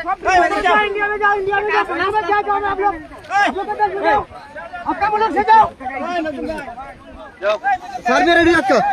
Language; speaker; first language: Hindi; non-native, learner; Bangla